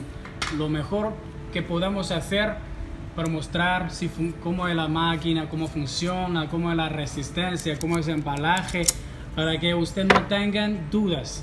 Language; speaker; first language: Spanish; non-native, fluent; Chinese